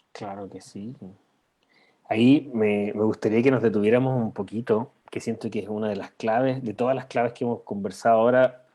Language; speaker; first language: Spanish; native; Spanish